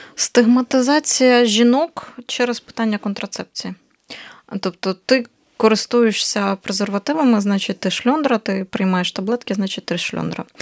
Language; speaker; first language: Ukrainian; native; Ukrainian